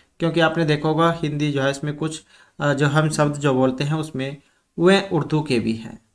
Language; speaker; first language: Hindi; native; Hindi